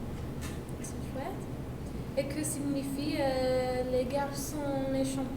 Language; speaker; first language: French; non-native, learner; English